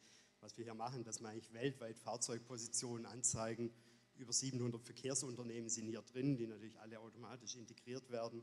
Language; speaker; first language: German; native; German